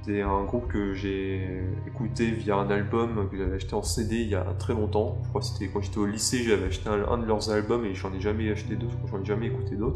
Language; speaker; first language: French; native; French